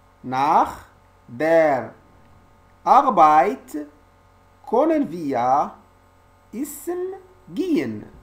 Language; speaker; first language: German; non-native, learner; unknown